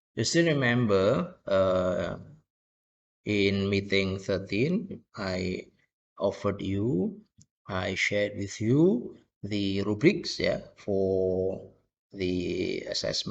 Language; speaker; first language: English; non-native, fluent; Indonesian